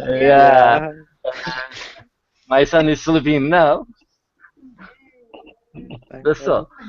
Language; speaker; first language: English; non-native, learner; Turkish